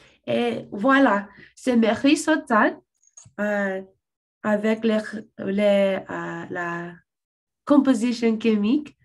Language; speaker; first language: French; non-native, learner; English